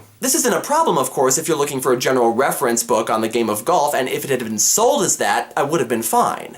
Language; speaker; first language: English; native; English